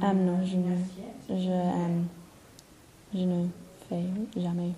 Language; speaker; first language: French; non-native, learner; English